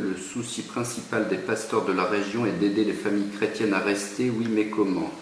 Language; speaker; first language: French; native; French